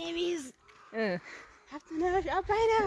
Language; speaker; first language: English; non-native, learner; Amharic